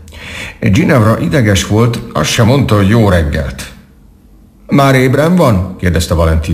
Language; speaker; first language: Hungarian; native; Hungarian